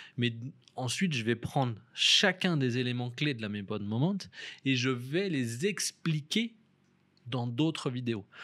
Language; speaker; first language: French; native; French